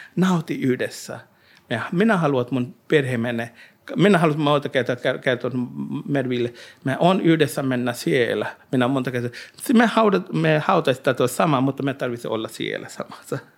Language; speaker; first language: Finnish; non-native, learner; Hindi